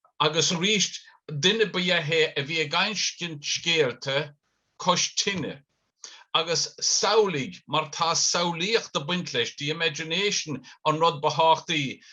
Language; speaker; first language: Irish; native; Irish